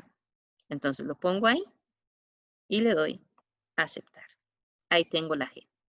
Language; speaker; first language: Spanish; native; Spanish